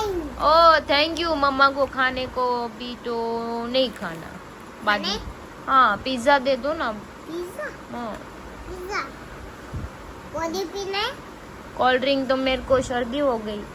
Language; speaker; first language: Hindi; non-native, local second language; Gujarati